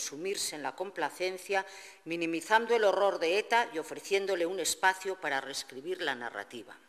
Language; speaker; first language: Spanish; native; Spanish